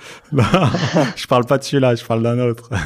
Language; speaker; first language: French; native; French